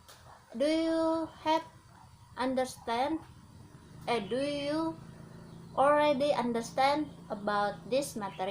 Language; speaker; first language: English; non-native, learner; Indonesian